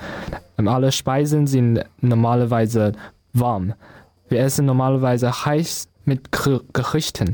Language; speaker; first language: German; non-native, learner; Chinese